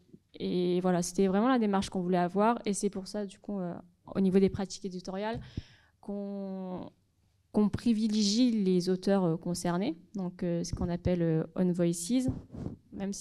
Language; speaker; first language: French; native; French